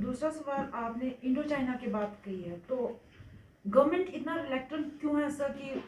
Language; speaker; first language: Hindi; non-native, local second language; Ladakhi